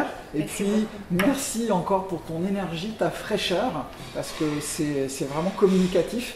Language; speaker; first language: French; native; French